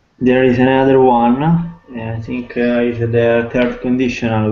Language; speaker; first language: English; non-native, fluent; Italian